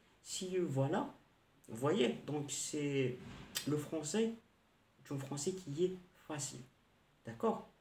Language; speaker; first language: French; non-native, local second language; Arabic